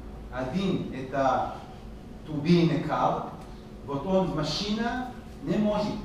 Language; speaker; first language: Russian; non-native, learner; Hebrew